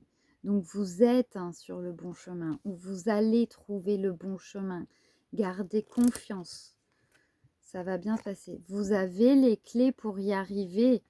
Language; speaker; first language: French; native; French